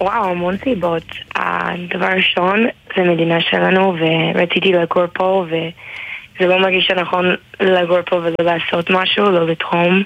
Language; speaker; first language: Hebrew; non-native, learner; English